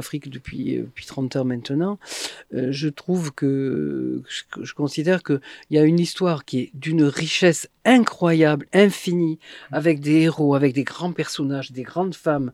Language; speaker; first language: French; native; French